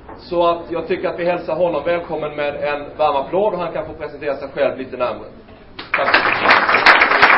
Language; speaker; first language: Swedish; native; Swedish